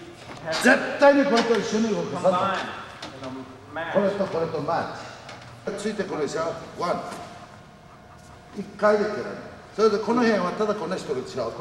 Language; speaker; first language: Japanese; native; Japanese